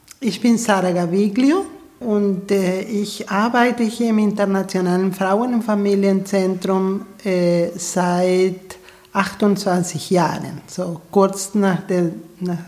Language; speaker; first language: German; non-native, fluent; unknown